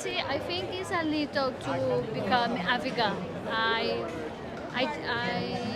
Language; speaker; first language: English; non-native, learner; Portuguese